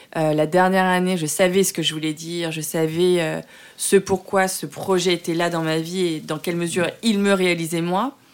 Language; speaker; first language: French; early bilingual, other home language; Vietnamese